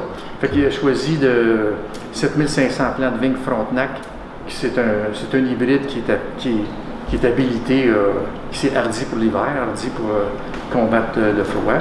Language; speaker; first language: French; native; French